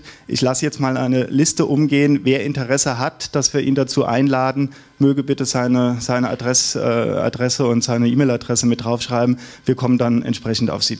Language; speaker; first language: German; native; German